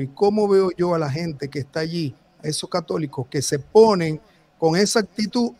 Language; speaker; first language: Spanish; native; Spanish